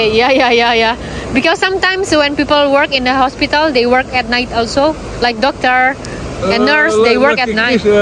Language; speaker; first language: English; non-native, learner; Indonesian